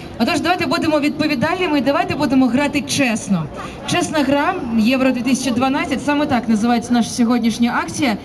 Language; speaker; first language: Ukrainian; native; Ukrainian